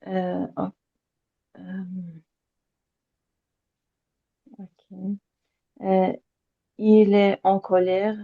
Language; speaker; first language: French; non-native, learner; Azerbaijani